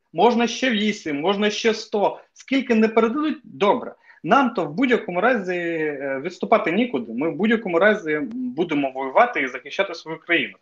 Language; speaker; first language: Ukrainian; native; Ukrainian